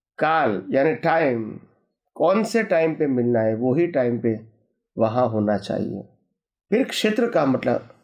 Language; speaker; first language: Hindi; non-native, local second language; Gujarati